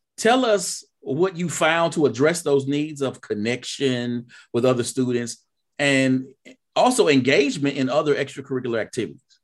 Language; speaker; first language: English; native; English